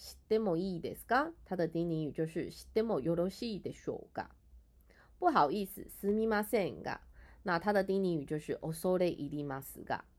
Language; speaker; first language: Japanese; non-native, fluent; Chinese